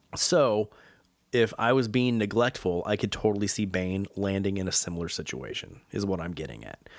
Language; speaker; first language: English; native; English